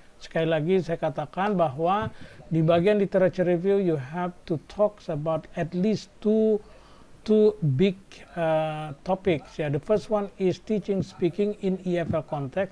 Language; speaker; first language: English; non-native, fluent; Indonesian